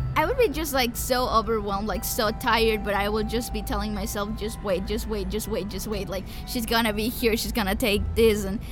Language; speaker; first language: English; early bilingual, other home language; Spanish